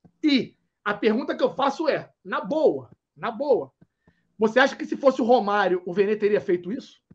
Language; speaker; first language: Portuguese; native; Portuguese